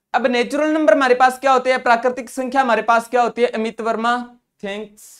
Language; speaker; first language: Hindi; non-native, local second language; Punjabi